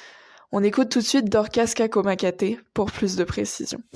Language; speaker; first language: French; native; French